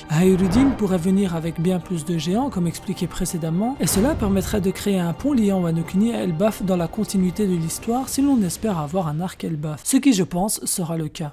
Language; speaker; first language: French; native; French